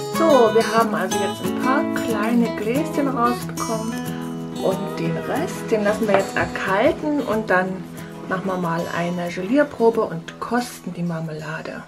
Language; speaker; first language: German; native; German